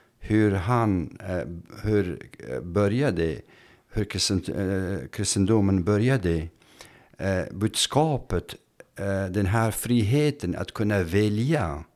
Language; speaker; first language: Swedish; non-native, fluent; Turkish